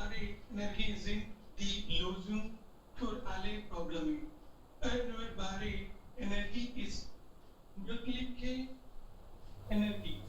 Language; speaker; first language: German; non-native, learner; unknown